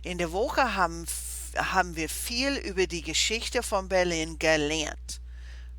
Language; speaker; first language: German; non-native, fluent; English